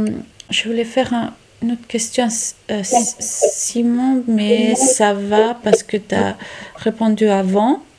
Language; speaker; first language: French; non-native, local second language; Italian